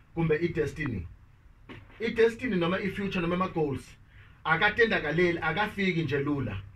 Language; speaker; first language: Zulu; non-native, local second language; Swati